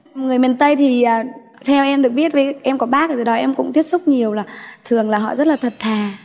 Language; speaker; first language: Vietnamese; native; Vietnamese